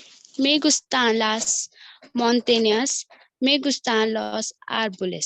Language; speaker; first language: Spanish; non-native, learner; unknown